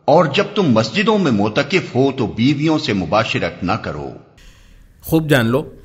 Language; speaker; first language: Urdu; native; Urdu